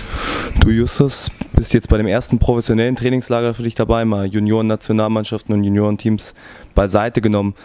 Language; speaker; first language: German; native; German